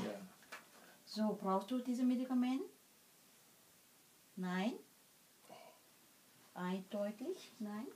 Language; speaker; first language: German; non-native, learner; Vietnamese